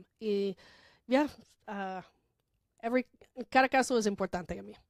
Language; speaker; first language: Spanish; non-native, fluent; English